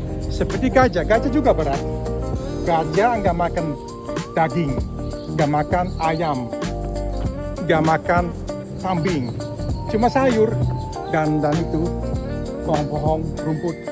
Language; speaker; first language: Indonesian; early bilingual, heritage; Dutch